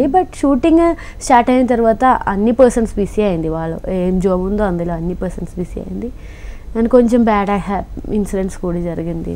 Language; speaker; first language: Telugu; non-native, learner; Malayalam